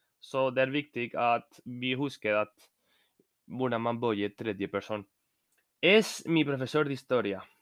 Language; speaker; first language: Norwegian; non-native, learner; Spanish